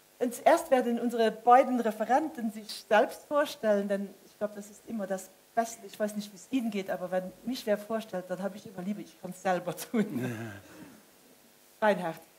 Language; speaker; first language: German; non-native, local second language; Luxembourgish